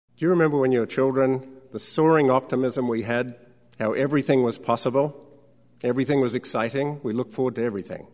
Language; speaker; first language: English; native; English